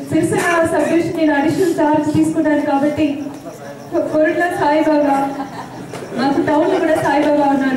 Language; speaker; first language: Telugu; native; Telugu